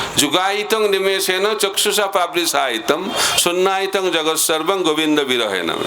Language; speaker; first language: Hindi; non-native, local second language; Bangla